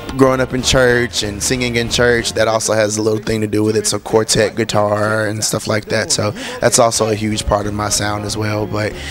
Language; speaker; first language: English; native; English